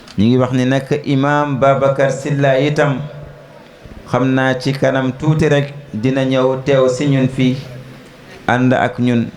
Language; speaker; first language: Wolof; non-native, local second language; Fula